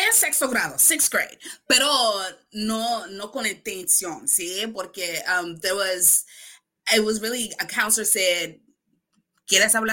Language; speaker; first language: Spanish; non-native, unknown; English